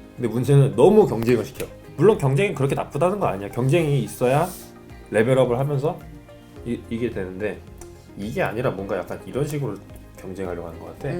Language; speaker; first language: Korean; native; Korean